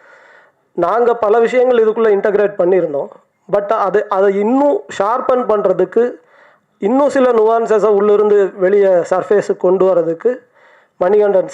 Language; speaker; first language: Tamil; native; Tamil